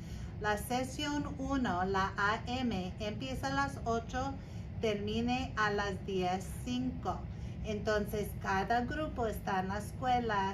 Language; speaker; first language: Spanish; non-native, learner; English